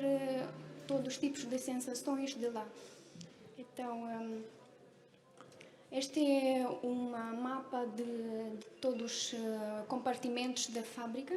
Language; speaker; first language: Portuguese; non-native, fluent; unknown